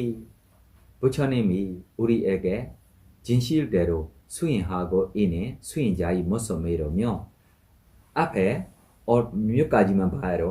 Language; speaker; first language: Korean; non-native, fluent; Burmese